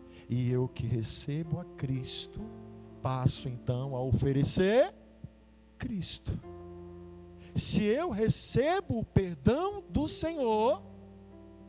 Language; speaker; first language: Portuguese; native; Portuguese